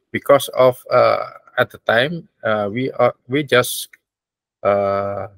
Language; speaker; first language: English; non-native, learner; Indonesian